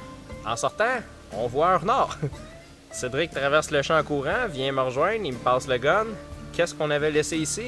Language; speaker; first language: French; native; French